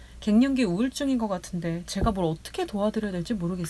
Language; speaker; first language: Korean; native; Korean